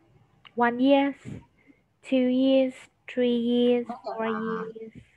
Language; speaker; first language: English; non-native, fluent; Vietnamese